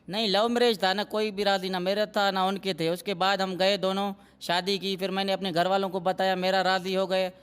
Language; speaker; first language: Urdu; non-native, local second language; Sindhi